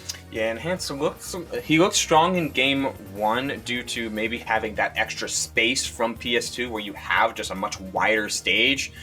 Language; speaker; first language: English; native; English